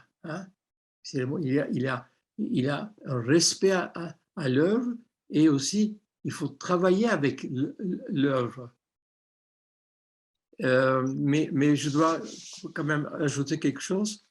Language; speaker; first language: French; non-native, fluent; Armenian